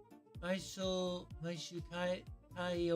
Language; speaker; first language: Japanese; non-native, learner; English